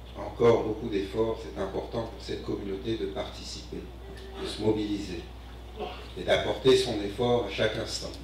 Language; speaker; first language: French; non-native, local second language; Arabic